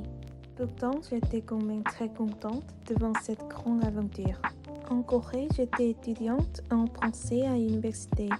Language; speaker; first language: French; non-native, learner; Korean